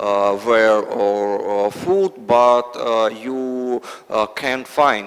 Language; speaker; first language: English; non-native, learner; Russian